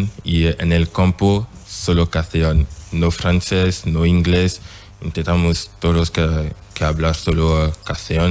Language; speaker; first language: Spanish; non-native, learner; French